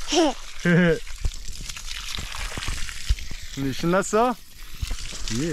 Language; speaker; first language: Korean; early bilingual, heritage; Korean